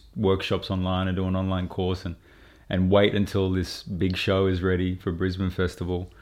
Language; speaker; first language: English; native; English